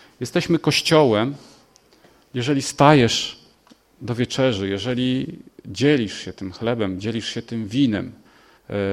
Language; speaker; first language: Polish; native; Polish